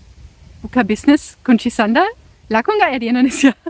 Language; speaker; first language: Indonesian; non-native, fluent; German